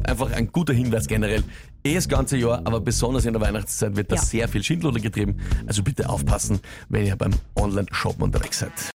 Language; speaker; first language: German; native; German